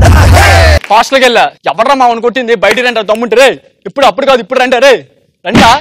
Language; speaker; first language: Telugu; native; Telugu